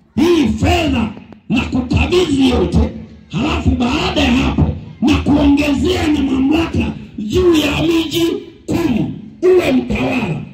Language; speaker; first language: Swahili; native; Swahili